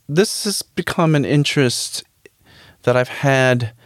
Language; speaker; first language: English; native; English